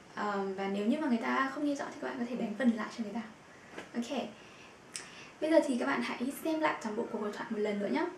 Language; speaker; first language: Vietnamese; native; Vietnamese